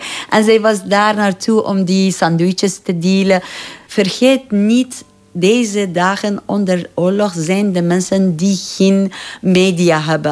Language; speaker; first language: Dutch; non-native, fluent; Persian